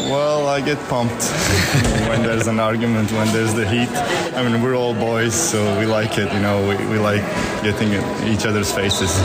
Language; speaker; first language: English; non-native, fluent; Turkish